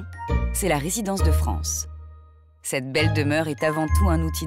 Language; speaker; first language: French; native; French